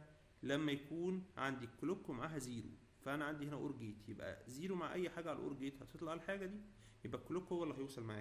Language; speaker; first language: Arabic; native; Arabic